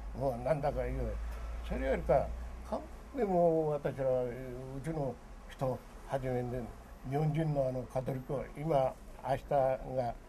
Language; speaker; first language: Japanese; early bilingual, other home language; Korean